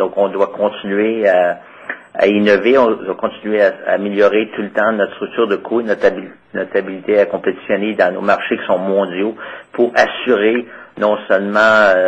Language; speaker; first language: French; native; French